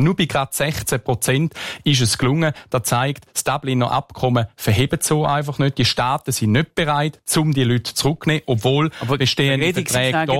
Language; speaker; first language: German; native; German